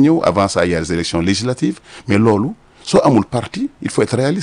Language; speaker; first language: French; non-native, local second language; Wolof